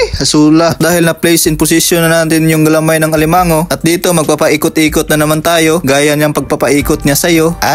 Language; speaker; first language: Filipino; native; Filipino